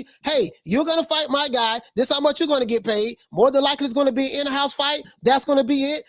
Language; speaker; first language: English; native; English